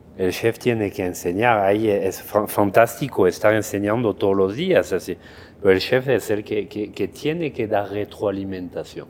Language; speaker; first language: Spanish; non-native, fluent; French